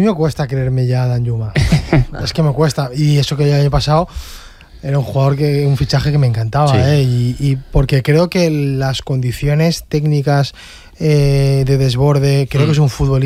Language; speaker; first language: Spanish; native; Spanish